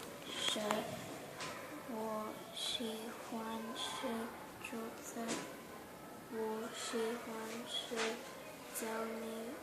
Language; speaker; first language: Chinese; non-native, learner; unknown